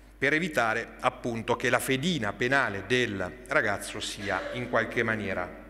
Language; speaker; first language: Italian; native; Italian